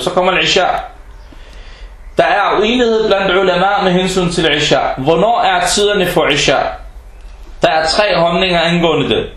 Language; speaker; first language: Danish; non-native, local second language; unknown